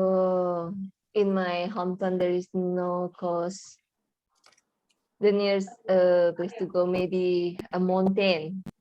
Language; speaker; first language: English; non-native, learner; Indonesian